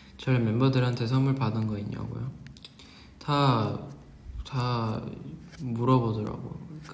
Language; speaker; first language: Korean; non-native, fluent; Chinese